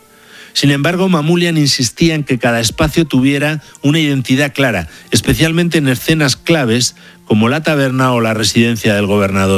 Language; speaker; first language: Spanish; native; Spanish